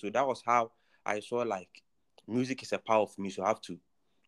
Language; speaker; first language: English; non-native, local second language; Akan